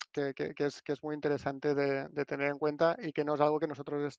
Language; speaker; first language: Spanish; non-native, local second language; Catalan